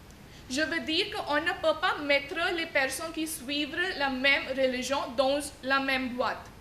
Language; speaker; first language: French; non-native, fluent; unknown